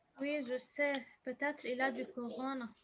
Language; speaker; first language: French; non-native, local second language; Arabic